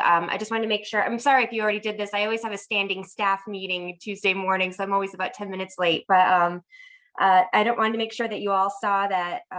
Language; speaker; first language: English; native; English